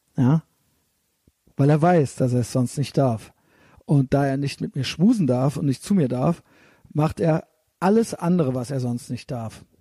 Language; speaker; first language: German; native; German